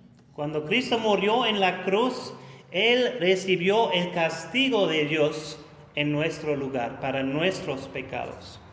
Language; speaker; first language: Spanish; non-native, fluent; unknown